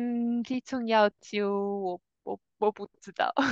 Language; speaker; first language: Chinese; non-native, learner; English